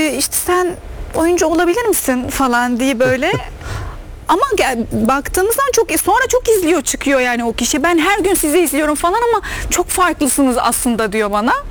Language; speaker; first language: Turkish; non-native, fluent; Arabic